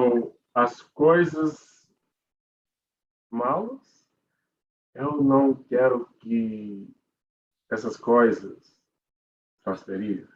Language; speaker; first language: Portuguese; non-native, learner; English